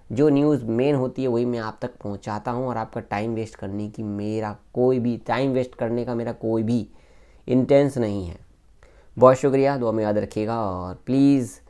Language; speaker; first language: Hindi; native; Hindi